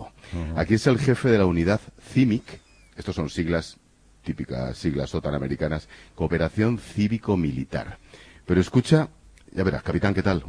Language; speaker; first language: Spanish; native; Spanish